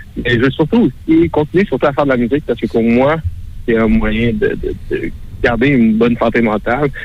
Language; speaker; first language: French; non-native, local second language; Innu-aimun